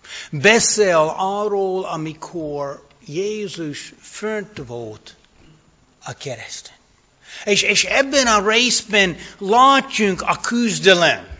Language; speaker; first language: Hungarian; non-native, fluent; English